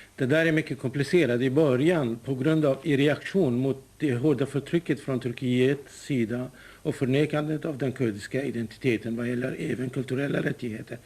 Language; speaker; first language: Swedish; non-native, fluent; Kurdish